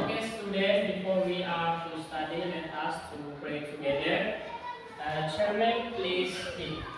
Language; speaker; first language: English; non-native, learner; Indonesian